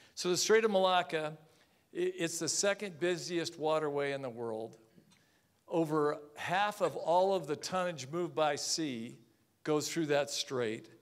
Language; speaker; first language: English; native; English